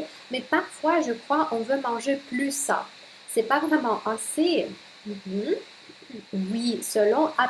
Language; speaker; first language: French; non-native, fluent; Russian